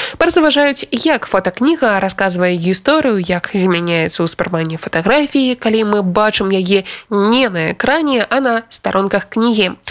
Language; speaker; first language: Belarusian; native; Belarusian